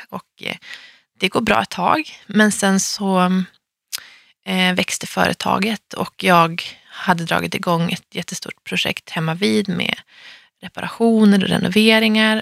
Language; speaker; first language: Swedish; native; Swedish